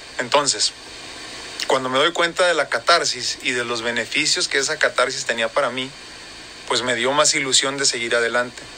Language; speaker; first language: Spanish; native; Spanish